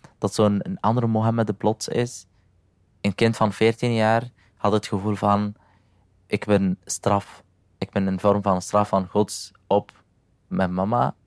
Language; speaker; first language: Dutch; non-native, fluent; Arabic